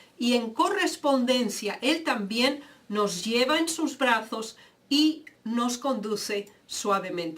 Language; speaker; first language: Spanish; native; Spanish